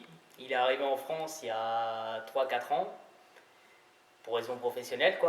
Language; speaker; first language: French; native; French